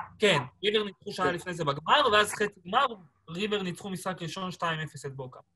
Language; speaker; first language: Hebrew; early bilingual, other home language; Spanish